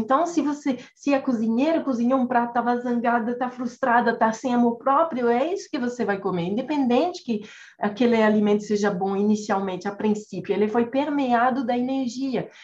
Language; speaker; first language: Portuguese; non-native, fluent; French